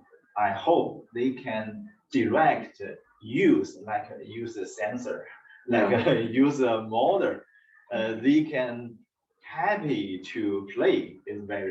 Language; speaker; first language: English; non-native, learner; Chinese